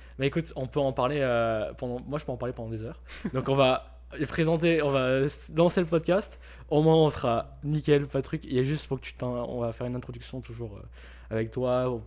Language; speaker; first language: French; native; French